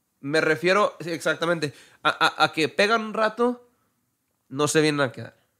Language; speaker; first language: Spanish; early bilingual, heritage; Spanish